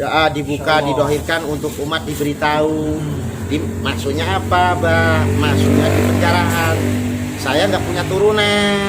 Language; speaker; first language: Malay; non-native, local second language; Javanese